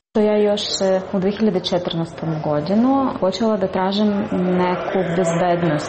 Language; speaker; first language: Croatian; non-native, learner; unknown